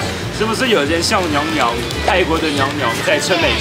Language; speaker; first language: Chinese; non-native, fluent; French